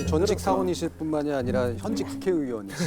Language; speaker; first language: Korean; native; Korean